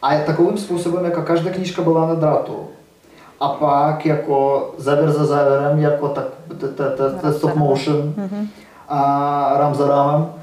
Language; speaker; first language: Czech; non-native, learner; Russian